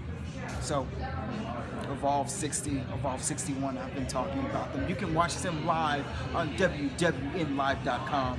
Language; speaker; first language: English; native; English